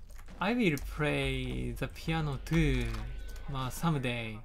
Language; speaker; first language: English; non-native, learner; Japanese